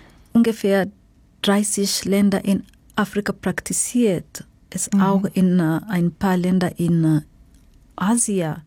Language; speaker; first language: German; non-native, fluent; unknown